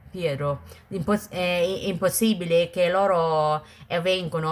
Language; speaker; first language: Italian; non-native, learner; Thai